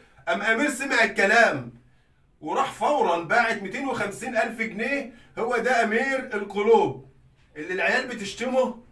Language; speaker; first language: Arabic; native; Arabic